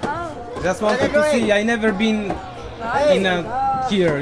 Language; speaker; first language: English; non-native, learner; Polish